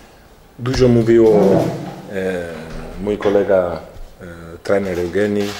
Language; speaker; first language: Polish; non-native, learner; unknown